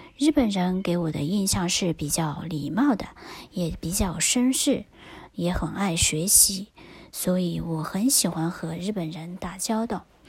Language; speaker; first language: Chinese; native; Chinese